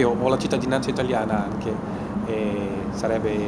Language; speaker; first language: Italian; non-native, fluent; Portuguese